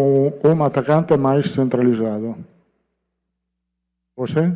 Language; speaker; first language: Portuguese; non-native, fluent; Italian